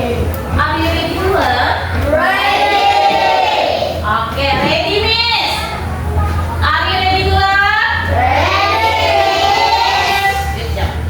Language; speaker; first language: English; non-native, learner; Indonesian